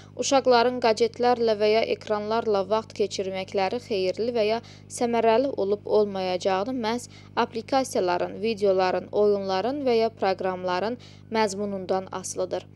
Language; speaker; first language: Azerbaijani; non-native, local second language; Georgian